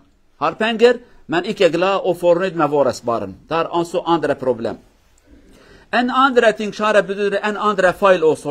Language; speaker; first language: Norwegian; non-native, learner; Kurdish